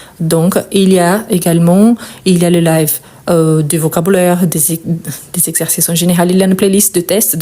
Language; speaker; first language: French; non-native, fluent; Portuguese